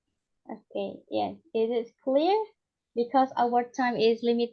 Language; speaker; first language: English; non-native, learner; Indonesian